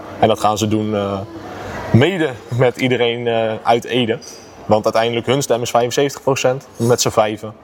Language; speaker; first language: Dutch; native; Dutch